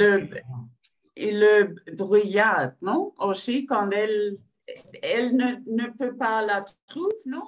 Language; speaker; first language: French; non-native, fluent; Spanish